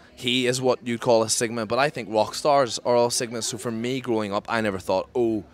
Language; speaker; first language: English; native; English